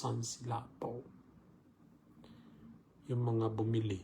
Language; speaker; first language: Filipino; non-native, learner; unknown